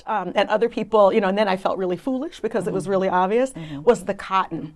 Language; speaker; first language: English; native; English